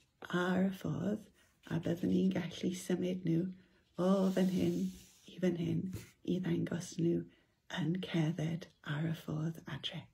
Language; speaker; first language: Welsh; non-native, local second language; English